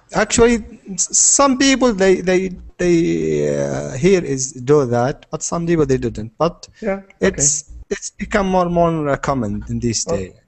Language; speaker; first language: English; non-native, learner; Arabic